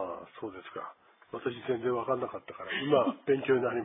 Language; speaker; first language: Japanese; native; Japanese